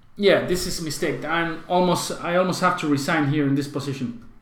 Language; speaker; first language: English; non-native, fluent; Spanish